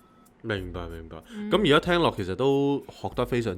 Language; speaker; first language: Cantonese; native; Cantonese